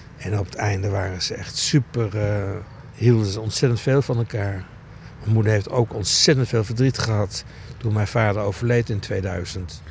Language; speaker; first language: Dutch; early bilingual, other home language; Greek